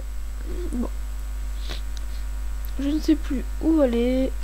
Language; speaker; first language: French; native; French